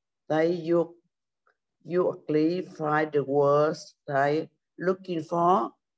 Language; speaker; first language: English; non-native, learner; Vietnamese